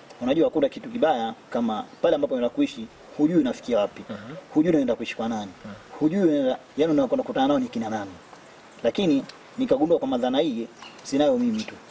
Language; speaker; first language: Swahili; native; Swahili